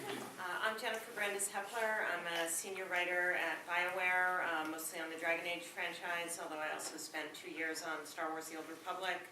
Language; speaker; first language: English; native; English